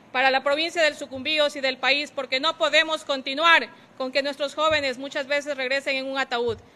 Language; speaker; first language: Spanish; native; Spanish